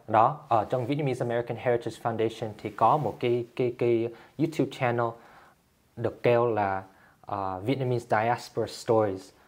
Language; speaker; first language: Vietnamese; early bilingual, heritage; English